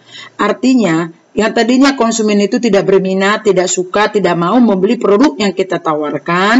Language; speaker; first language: Indonesian; native; Indonesian